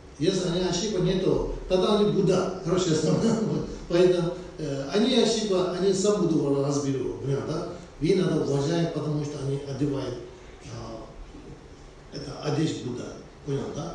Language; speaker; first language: Russian; non-native, learner; Tibetan